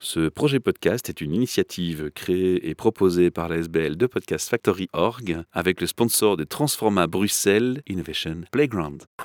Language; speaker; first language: French; native; French